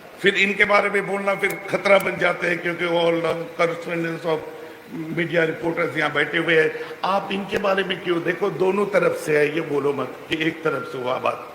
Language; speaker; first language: Urdu; non-native, local second language; Bangla